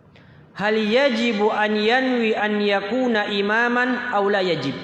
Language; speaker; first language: Arabic; non-native, fluent; Indonesian